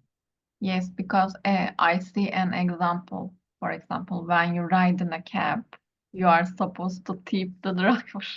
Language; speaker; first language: English; non-native, learner; Turkish